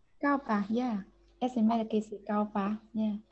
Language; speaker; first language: Finnish; non-native, learner; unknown